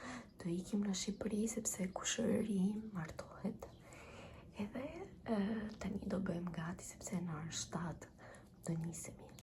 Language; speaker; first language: Albanian; early bilingual, heritage; Albanian